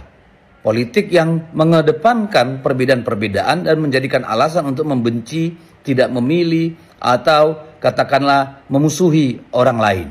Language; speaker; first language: Indonesian; native; Indonesian